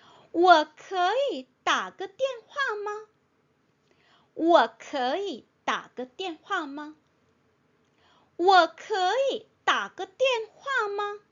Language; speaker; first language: Chinese; non-native, fluent; Korean